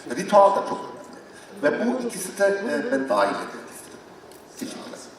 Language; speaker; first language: Turkish; non-native, learner; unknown